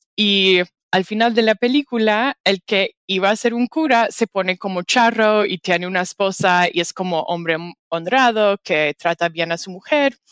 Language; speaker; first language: Spanish; non-native, fluent; English